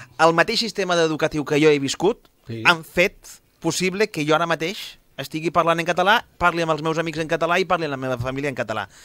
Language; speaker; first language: Catalan; non-native, local second language; Spanish